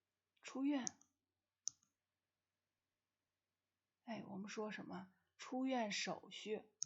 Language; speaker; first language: Chinese; non-native, fluent; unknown